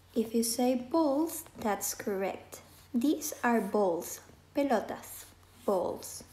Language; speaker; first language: English; non-native, fluent; Spanish